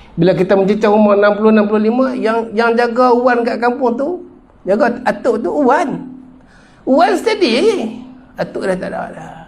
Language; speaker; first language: Malay; native; Malay